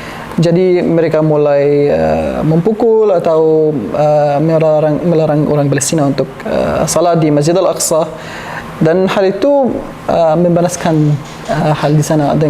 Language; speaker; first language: Indonesian; non-native, learner; Arabic